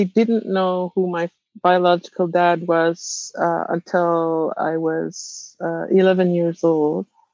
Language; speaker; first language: English; non-native, fluent; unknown